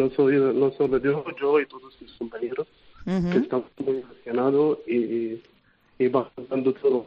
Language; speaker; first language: Spanish; non-native, fluent; Arabic